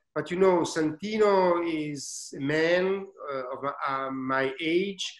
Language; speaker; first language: English; non-native, learner; Italian